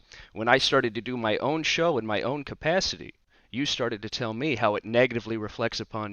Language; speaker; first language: English; native; English